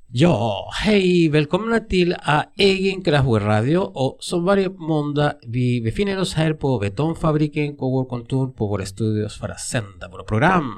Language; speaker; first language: Swedish; non-native, fluent; Spanish